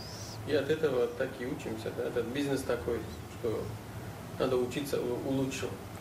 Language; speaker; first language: Russian; non-native, local second language; Uzbek